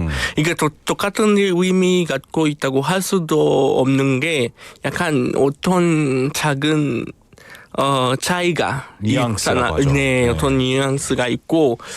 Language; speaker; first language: Korean; non-native, fluent; Spanish